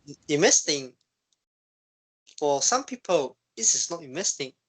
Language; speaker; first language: English; non-native, learner; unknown